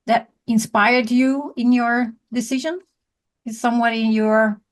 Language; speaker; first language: English; non-native, fluent; Dutch